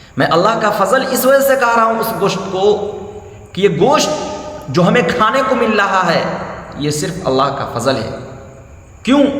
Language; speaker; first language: Urdu; native; Urdu